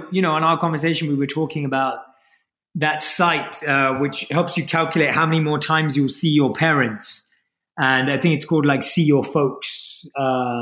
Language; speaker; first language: English; native; English